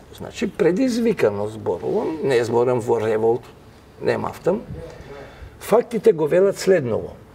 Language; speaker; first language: Macedonian; non-native, local second language; Albanian